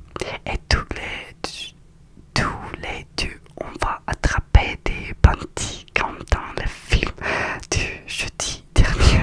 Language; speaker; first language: French; non-native, learner; Russian